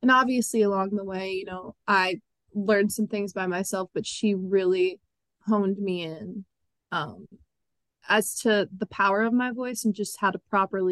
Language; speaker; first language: English; native; English